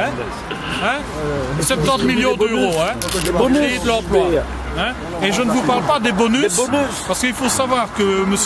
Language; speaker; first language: French; native; French